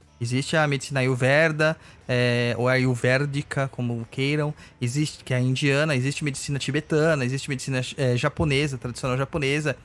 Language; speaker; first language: Portuguese; native; Portuguese